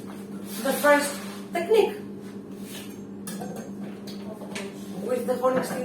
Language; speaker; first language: English; non-native, fluent; Greek